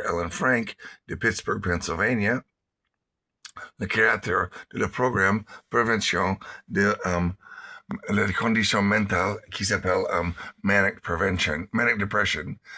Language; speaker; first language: French; non-native, learner; English